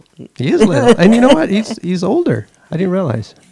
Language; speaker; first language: English; non-native, fluent; Swedish